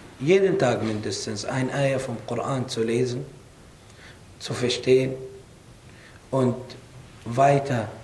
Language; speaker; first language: German; non-native, fluent; Arabic